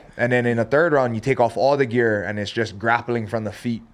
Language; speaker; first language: English; native; English